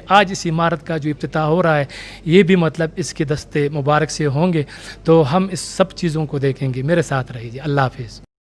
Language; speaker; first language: Urdu; non-native, local second language; Pashto